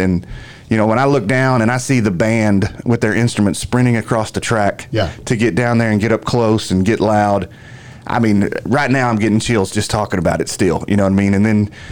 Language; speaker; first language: English; native; English